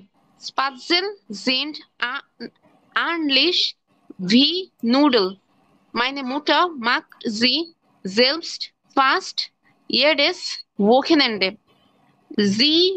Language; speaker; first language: German; non-native, learner; Bangla